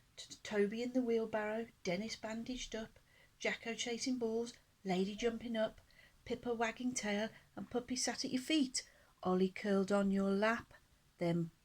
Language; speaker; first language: English; native; English